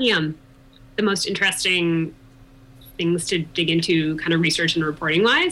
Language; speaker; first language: English; native; English